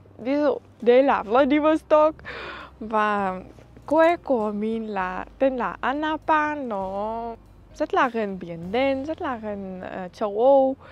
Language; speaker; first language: Vietnamese; non-native, fluent; Russian